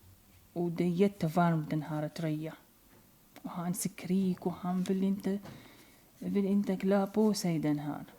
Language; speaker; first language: Swedish; non-native, learner; Arabic